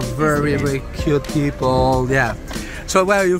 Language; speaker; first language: English; non-native, fluent; French